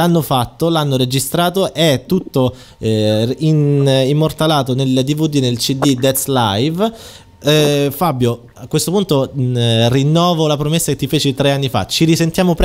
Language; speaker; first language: Italian; native; Italian